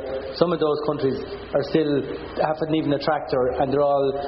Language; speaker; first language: English; native; English